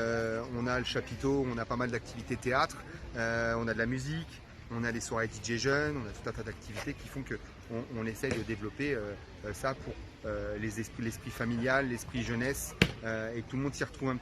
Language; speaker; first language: French; native; French